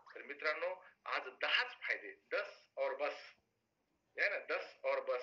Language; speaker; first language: Hindi; non-native, local second language; Marathi